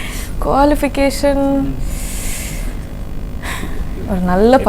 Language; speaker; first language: Tamil; non-native, learner; Kodava